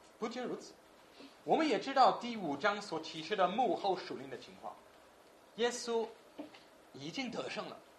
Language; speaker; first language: Chinese; non-native, fluent; English